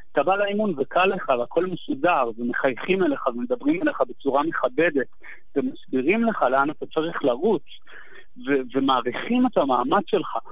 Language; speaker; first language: Hebrew; native; Hebrew